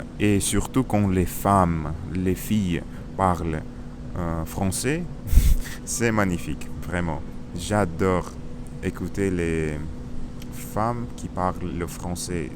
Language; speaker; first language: French; non-native, learner; Russian